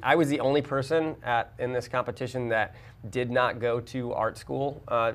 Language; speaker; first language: English; native; English